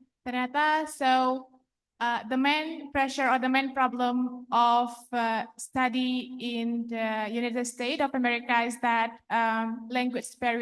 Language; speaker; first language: English; non-native, fluent; Indonesian